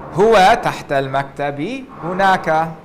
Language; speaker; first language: Arabic; non-native, fluent; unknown